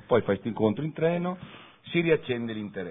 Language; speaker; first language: Italian; native; Italian